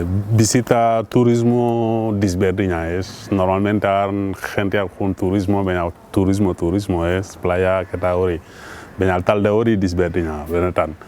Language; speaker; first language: Basque; non-native, learner; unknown